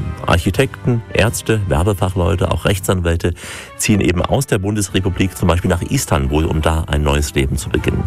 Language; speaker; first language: German; native; German